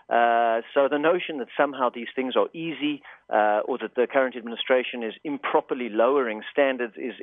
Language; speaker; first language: English; native; English